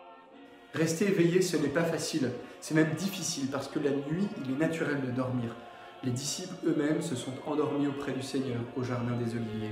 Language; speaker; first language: French; native; French